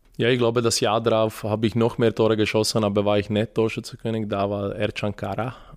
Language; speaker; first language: German; non-native, fluent; Serbian